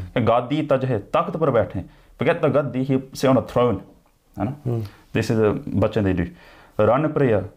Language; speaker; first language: Punjabi; early bilingual, heritage; Punjabi